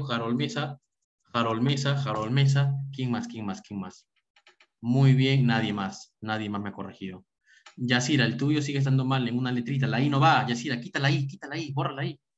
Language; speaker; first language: Spanish; native; Spanish